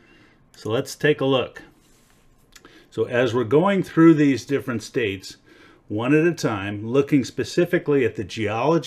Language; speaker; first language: English; native; English